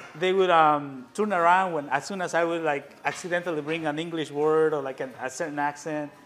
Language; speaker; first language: English; non-native, fluent; Spanish